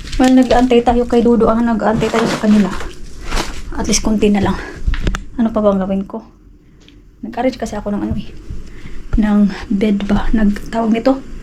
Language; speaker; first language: Filipino; non-native, local second language; Cebuano